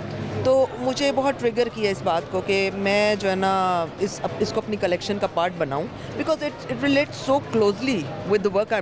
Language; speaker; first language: Hindi; native; Hindi